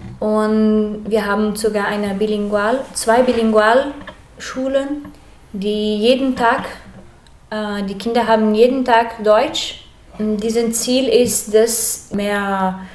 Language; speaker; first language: German; early bilingual, heritage; German